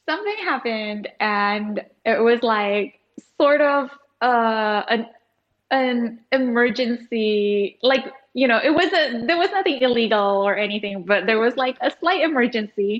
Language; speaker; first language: English; early bilingual, other home language; Indonesian